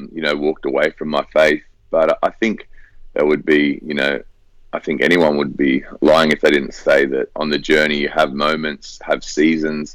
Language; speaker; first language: English; native; English